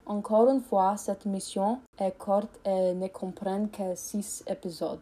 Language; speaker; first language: French; non-native, learner; English